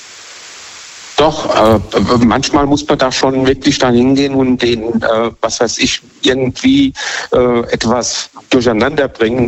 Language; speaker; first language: German; native; German